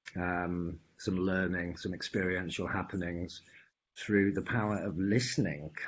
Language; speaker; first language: English; native; English